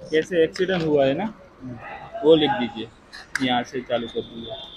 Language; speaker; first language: Hindi; non-native, local second language; Gujarati